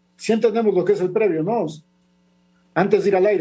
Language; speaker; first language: Spanish; native; Spanish